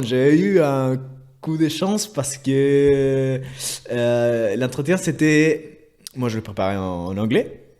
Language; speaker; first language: French; non-native, fluent; Spanish